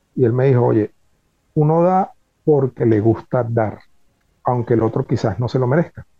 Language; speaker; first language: Spanish; native; Spanish